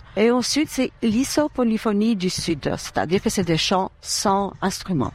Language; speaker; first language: French; non-native, fluent; Albanian